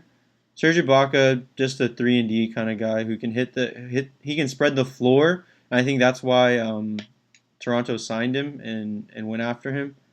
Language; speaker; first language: English; native; English